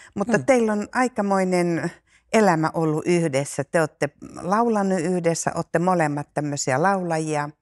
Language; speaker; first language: Finnish; native; Finnish